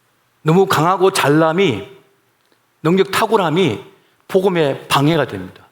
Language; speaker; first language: Korean; native; Korean